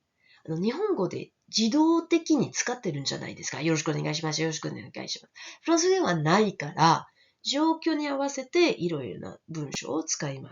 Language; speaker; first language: Japanese; non-native, fluent; French